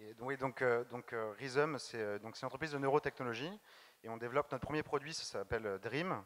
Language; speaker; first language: French; native; French